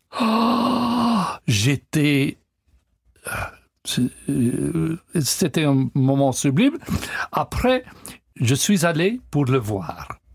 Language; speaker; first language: French; non-native, learner; English